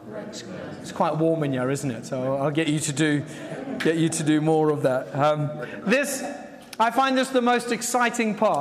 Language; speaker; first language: English; native; English